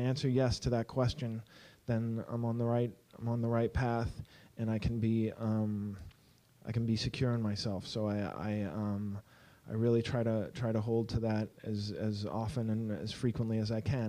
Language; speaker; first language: English; native; English